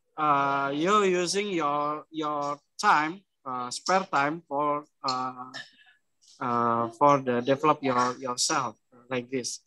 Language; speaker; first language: English; non-native, learner; Indonesian